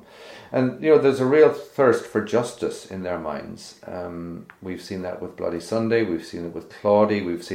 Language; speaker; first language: English; native; English